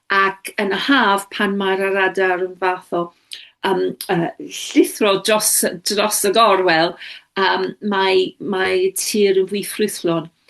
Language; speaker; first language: Welsh; non-native, local second language; English